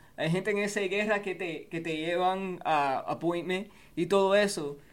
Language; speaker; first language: Spanish; early bilingual, heritage; Spanish